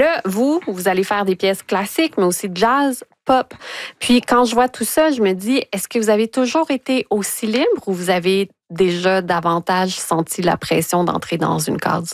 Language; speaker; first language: French; native; French